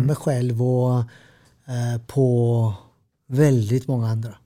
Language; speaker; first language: Swedish; early bilingual, other home language; Serbian